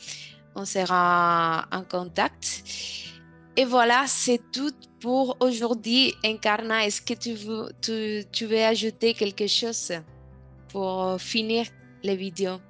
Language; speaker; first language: French; non-native, fluent; Spanish